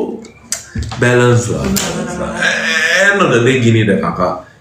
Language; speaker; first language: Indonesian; non-native, fluent; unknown